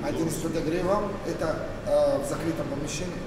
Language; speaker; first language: Russian; native; Russian